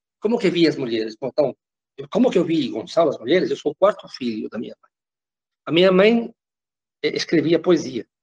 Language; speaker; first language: Portuguese; non-native, fluent; Spanish